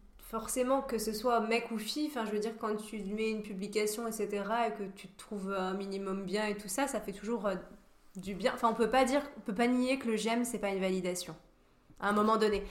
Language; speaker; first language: French; native; French